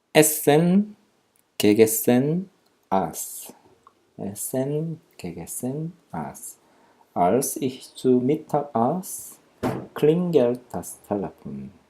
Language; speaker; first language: German; non-native, fluent; Korean